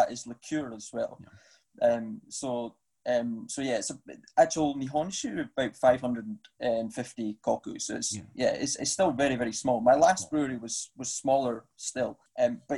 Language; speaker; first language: English; native; English